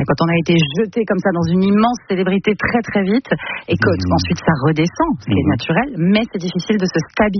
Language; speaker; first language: French; native; French